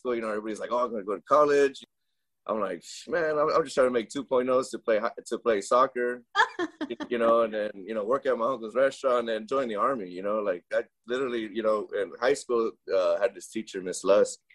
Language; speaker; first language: English; early bilingual, other home language; Spanish